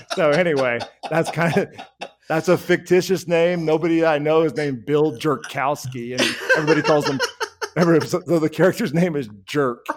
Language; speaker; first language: English; native; English